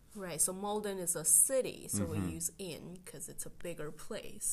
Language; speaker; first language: English; non-native, fluent; Chinese